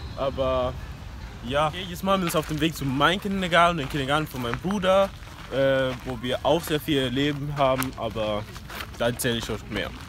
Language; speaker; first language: German; early bilingual, other home language; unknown